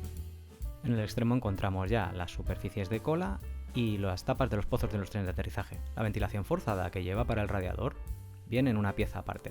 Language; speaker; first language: Spanish; native; Spanish